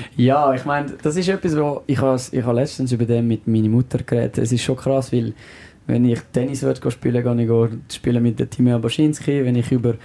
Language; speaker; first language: German; non-native, local second language; French